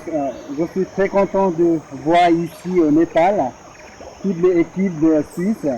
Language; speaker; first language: French; non-native, learner; Sherpa